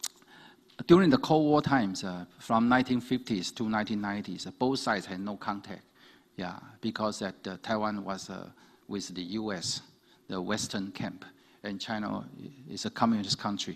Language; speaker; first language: English; non-native, fluent; Chinese